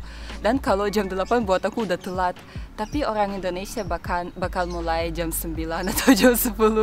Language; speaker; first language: Indonesian; non-native, fluent; Russian